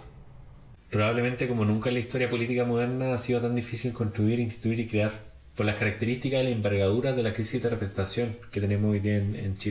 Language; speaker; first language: Spanish; native; Spanish